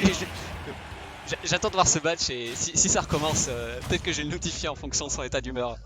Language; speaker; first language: French; native; French